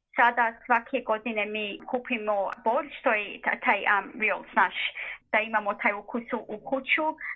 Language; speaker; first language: Croatian; early bilingual, heritage; Croatian